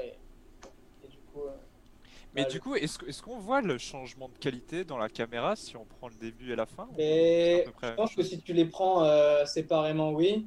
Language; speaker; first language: French; native; French